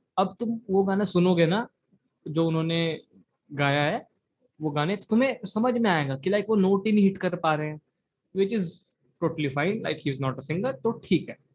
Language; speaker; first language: Hindi; native; Hindi